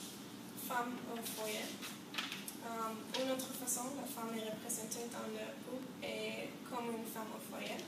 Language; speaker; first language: French; non-native, learner; English